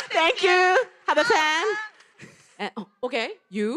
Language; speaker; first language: English; non-native, learner; Japanese